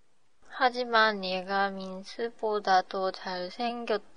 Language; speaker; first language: Korean; non-native, learner; Japanese